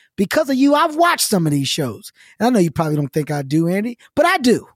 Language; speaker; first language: English; native; English